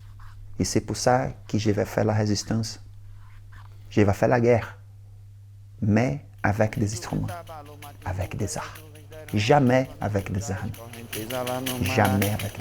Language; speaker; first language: French; non-native, learner; Portuguese